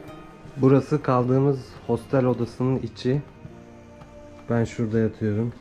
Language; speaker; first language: Turkish; native; Turkish